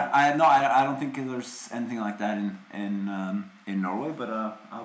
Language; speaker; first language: English; non-native, fluent; Norwegian